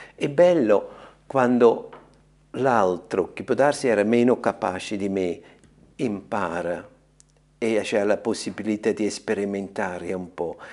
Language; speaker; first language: Italian; non-native, fluent; German